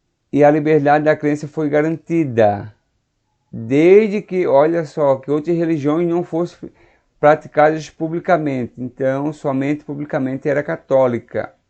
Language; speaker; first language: Portuguese; native; Portuguese